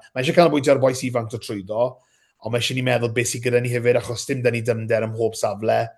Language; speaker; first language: Welsh; native; Welsh